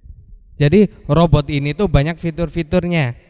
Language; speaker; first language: Indonesian; native; Indonesian